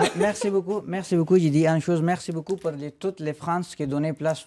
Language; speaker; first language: French; non-native, learner; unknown